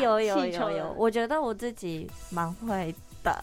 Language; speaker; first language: Chinese; non-native, fluent; Japanese